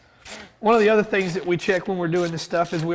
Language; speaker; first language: English; native; English